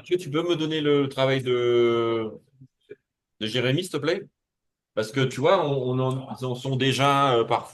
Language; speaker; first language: French; native; French